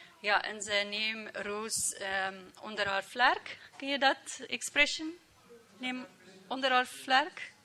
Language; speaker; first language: Dutch; non-native, learner; English